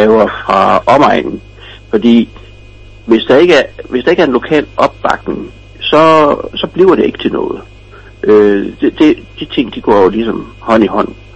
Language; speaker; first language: Danish; native; Danish